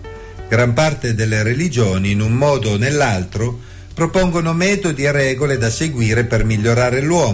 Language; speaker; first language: Italian; native; Italian